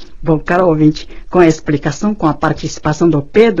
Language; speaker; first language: Portuguese; non-native, fluent; Chinese